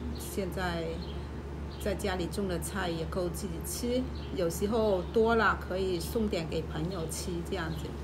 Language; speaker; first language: Chinese; non-native, local second language; Cantonese